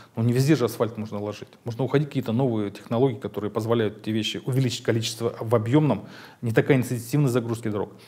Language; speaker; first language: Russian; native; Russian